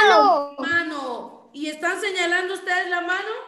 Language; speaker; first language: Spanish; native; Spanish